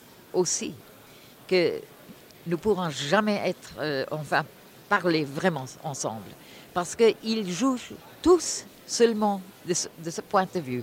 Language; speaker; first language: French; non-native, fluent; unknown